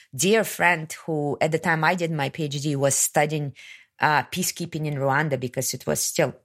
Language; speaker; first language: English; non-native, fluent; Kazakh